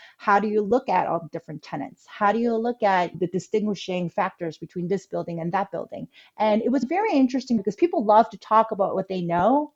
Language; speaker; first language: English; early bilingual, other home language; Korean